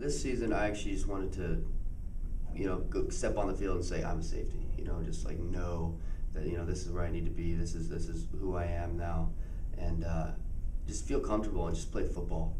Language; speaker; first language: English; native; English